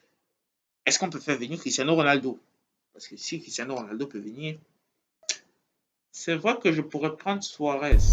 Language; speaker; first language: French; native; French